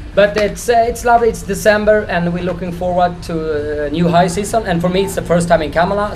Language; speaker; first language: English; non-native, fluent; Swedish